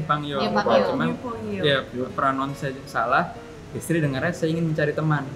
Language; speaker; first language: Indonesian; native; Indonesian